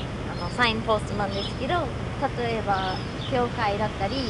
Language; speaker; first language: Japanese; non-native, fluent; English